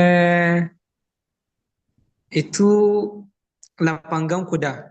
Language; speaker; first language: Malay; non-native, learner; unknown